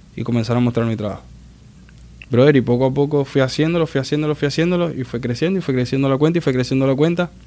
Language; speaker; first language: Spanish; native; Spanish